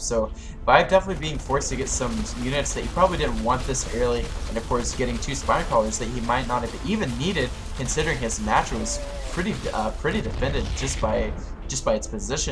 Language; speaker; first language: English; native; English